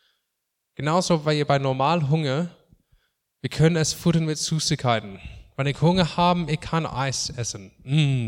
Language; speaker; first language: German; non-native, fluent; English